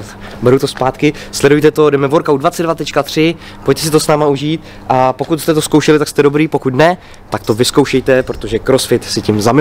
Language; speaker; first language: Czech; native; Czech